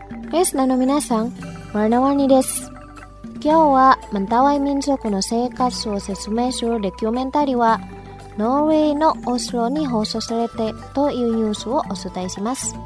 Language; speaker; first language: Japanese; non-native, fluent; Indonesian